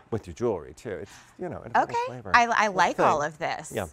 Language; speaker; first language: English; native; English